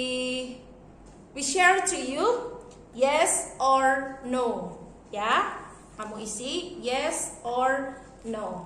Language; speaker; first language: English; non-native, fluent; Indonesian